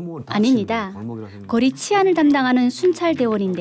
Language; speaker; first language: Korean; native; Korean